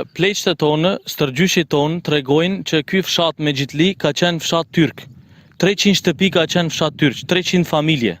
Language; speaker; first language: Albanian; native; Albanian